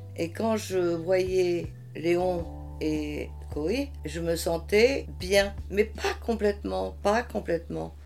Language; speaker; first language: French; early bilingual, heritage; French